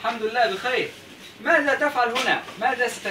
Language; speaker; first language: Arabic; non-native, fluent; Indonesian